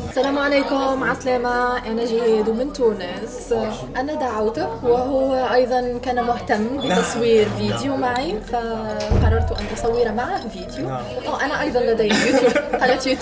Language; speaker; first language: Arabic; native; Arabic